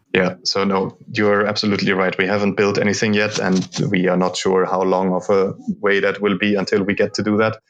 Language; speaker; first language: English; non-native, fluent; German